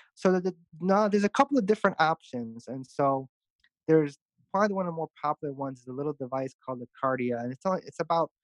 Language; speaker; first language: English; native; English